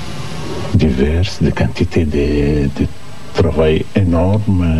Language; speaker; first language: French; non-native, fluent; Arabic